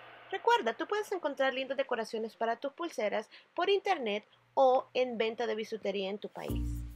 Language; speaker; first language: Spanish; native; Spanish